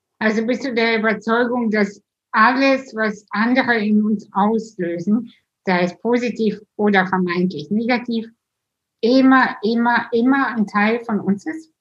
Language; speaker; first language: German; early bilingual, other home language; Russian